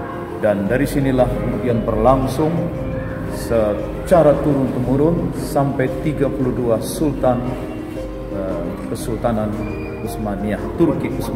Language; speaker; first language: Indonesian; native; Indonesian